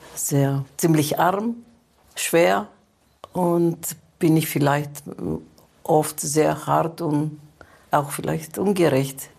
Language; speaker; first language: German; non-native, fluent; Greek